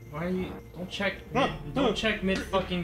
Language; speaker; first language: English; native; English